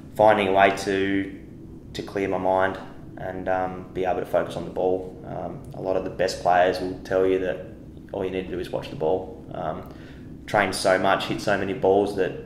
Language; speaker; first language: English; native; English